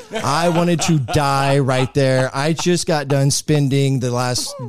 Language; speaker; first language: English; native; English